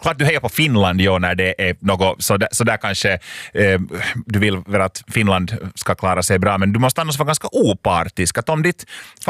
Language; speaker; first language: Swedish; native; Swedish